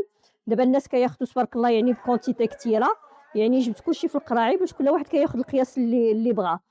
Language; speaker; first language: Arabic; native; Arabic